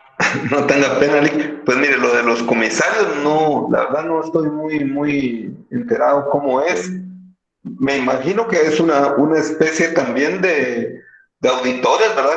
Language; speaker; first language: Spanish; native; Spanish